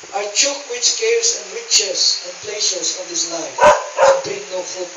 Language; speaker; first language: English; non-native, local second language; Filipino